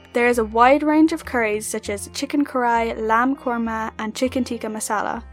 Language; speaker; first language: English; native; English